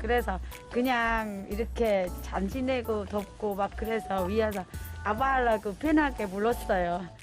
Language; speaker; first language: Korean; non-native, learner; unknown